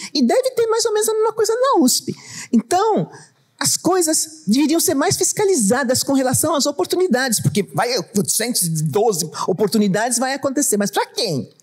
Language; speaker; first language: Portuguese; native; Portuguese